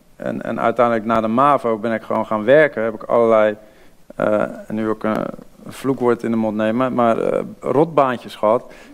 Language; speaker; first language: Dutch; native; Dutch